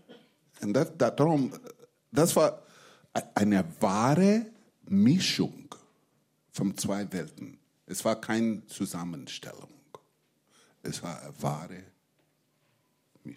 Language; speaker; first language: German; non-native, fluent; English